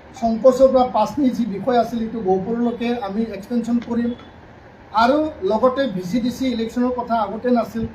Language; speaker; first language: Assamese; non-native, local second language; Bodo